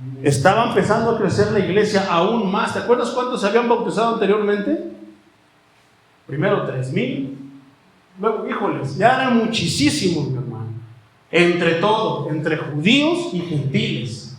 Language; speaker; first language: Spanish; native; Spanish